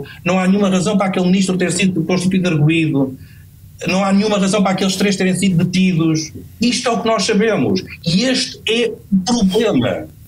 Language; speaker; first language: Portuguese; native; Portuguese